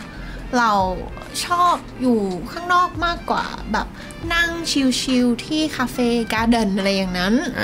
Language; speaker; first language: Thai; non-native, fluent; Vietnamese